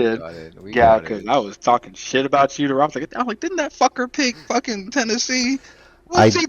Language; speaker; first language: English; native; English